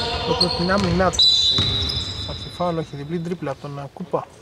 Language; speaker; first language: Greek; native; Greek